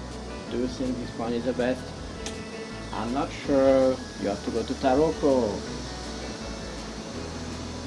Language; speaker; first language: English; non-native, learner; French